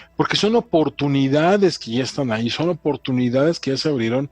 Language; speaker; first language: Spanish; native; Spanish